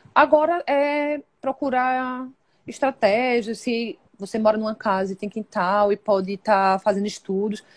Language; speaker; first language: Portuguese; native; Portuguese